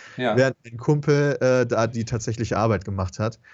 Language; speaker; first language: German; native; German